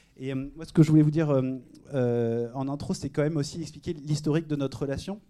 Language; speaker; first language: French; native; French